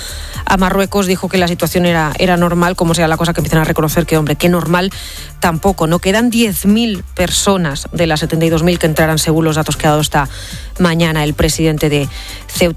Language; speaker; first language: Spanish; native; Spanish